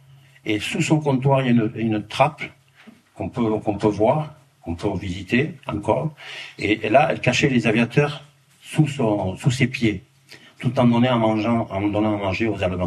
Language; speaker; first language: French; native; French